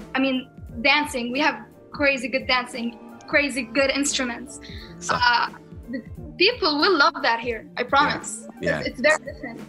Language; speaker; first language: English; non-native, fluent; Arabic